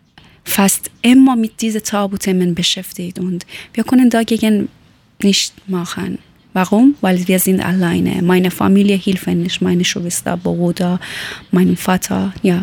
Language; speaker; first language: German; non-native, learner; Persian